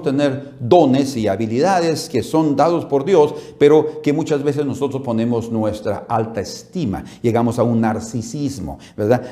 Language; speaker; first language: Spanish; native; Spanish